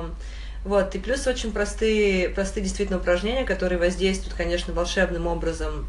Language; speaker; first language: Russian; native; Russian